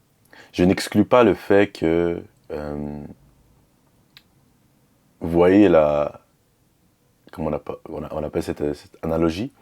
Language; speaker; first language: French; native; French